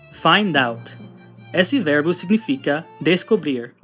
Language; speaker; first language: Portuguese; non-native, fluent; English